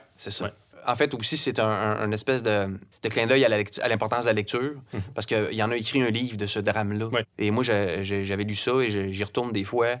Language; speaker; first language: French; native; French